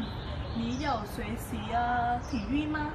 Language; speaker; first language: Chinese; non-native, learner; Vietnamese